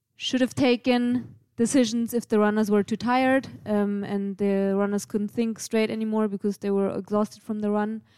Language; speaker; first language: English; non-native, fluent; German